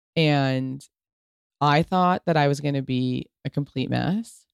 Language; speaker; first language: English; early bilingual, other home language; Italian